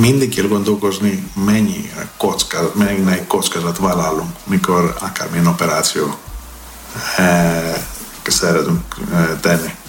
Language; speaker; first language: Hungarian; non-native, fluent; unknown